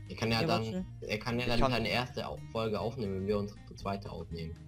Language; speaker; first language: German; native; German